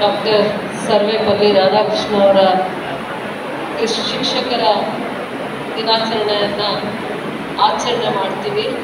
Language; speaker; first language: Kannada; native; Kannada